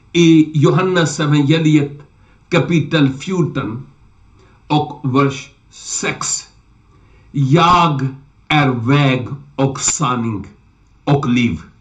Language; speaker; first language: Swedish; non-native, learner; Urdu